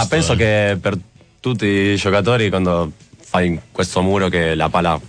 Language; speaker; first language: Italian; non-native, fluent; Spanish